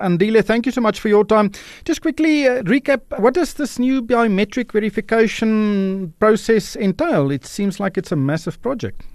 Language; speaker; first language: English; non-native, local second language; Afrikaans